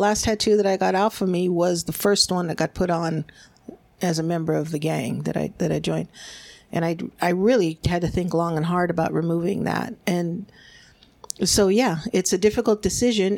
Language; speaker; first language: English; early bilingual, other home language; Spanish